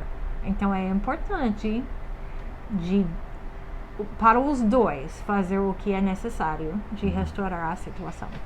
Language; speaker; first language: Portuguese; non-native, fluent; English